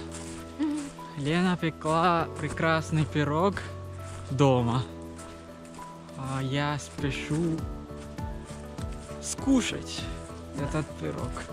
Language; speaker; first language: Russian; non-native, learner; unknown